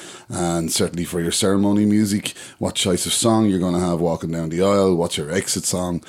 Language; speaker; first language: English; native; English